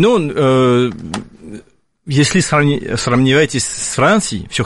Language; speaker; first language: Russian; non-native, fluent; French